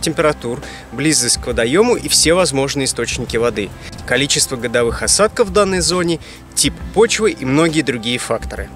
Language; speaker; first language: Russian; native; Russian